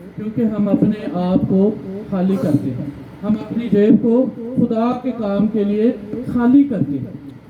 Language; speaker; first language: Urdu; non-native, local second language; Punjabi